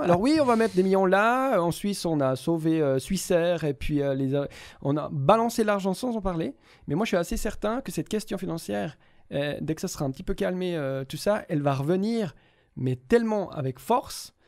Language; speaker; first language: French; native; French